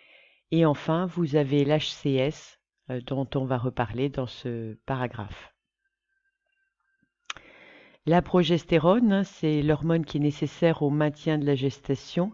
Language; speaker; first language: French; native; French